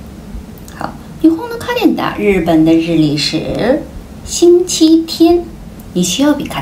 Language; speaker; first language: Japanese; non-native, learner; Chinese